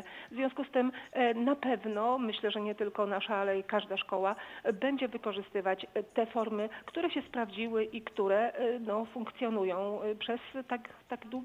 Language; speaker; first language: Polish; native; Polish